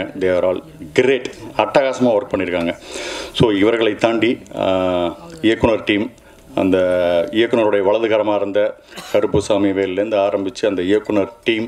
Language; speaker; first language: Tamil; native; Tamil